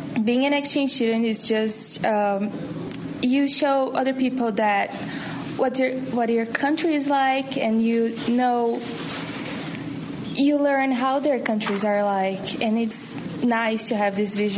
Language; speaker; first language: English; non-native, fluent; Portuguese